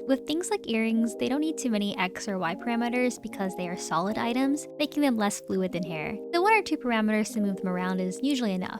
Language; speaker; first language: English; native; English